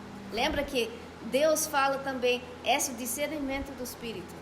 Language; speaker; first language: Portuguese; non-native, fluent; Spanish